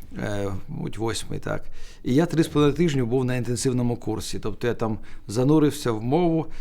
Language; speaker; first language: Ukrainian; non-native, local second language; Russian